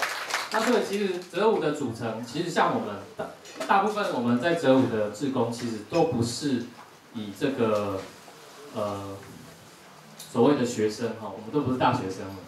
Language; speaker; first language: Chinese; native; Chinese